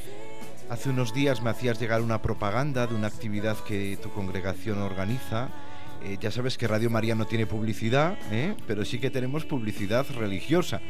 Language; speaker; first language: Spanish; native; Spanish